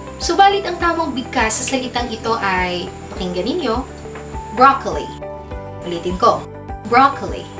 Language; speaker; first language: Filipino; native; Filipino